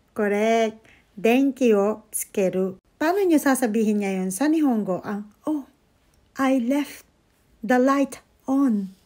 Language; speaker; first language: Filipino; native; Filipino